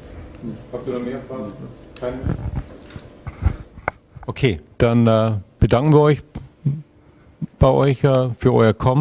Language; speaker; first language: German; native; German